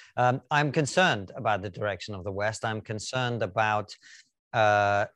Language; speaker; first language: English; non-native, fluent; Russian